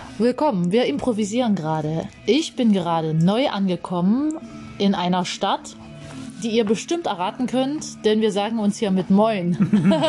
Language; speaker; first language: German; native; German